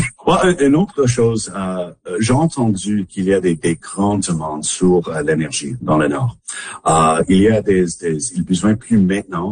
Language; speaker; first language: French; non-native, local second language; English